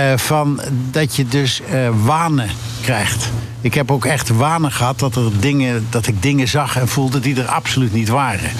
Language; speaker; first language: Dutch; native; Dutch